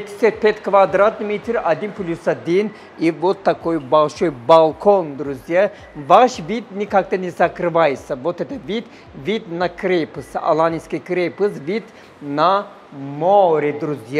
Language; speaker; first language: Russian; non-native, fluent; Turkish